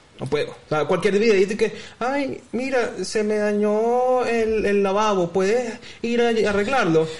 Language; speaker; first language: Spanish; native; Spanish